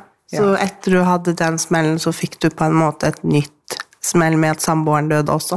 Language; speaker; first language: Norwegian; native; Norwegian